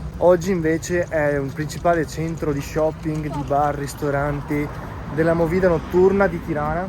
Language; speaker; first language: Italian; native; Italian